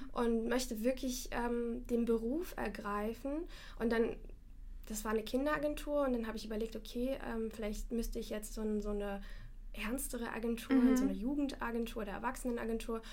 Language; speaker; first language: German; non-native, fluent; Russian